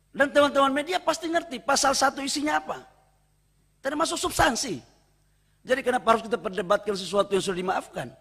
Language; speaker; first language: Indonesian; native; Indonesian